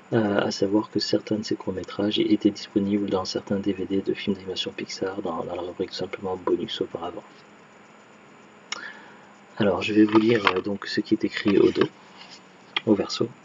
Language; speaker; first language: French; native; French